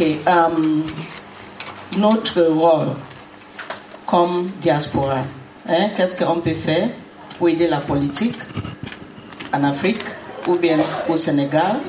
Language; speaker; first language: French; non-native, learner; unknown